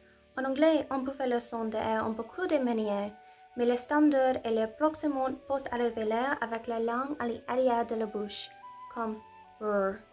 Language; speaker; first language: French; non-native, learner; English